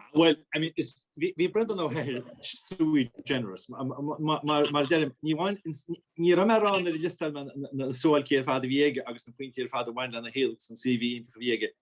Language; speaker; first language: Irish; native; Irish